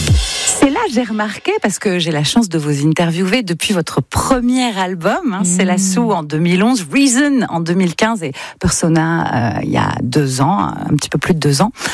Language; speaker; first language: French; native; French